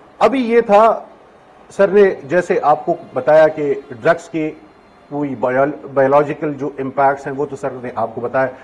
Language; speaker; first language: Urdu; non-native, local second language; Pashto